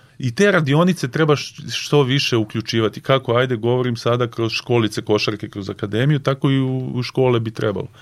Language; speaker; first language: Serbian; native; Serbian